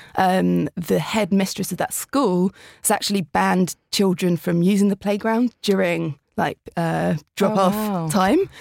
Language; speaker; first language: English; native; English